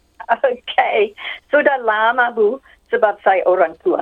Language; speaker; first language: Indonesian; non-native, fluent; English